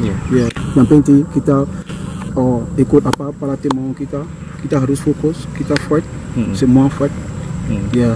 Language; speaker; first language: Indonesian; non-native, learner; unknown